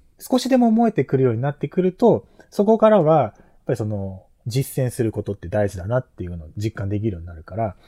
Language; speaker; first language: Japanese; native; Japanese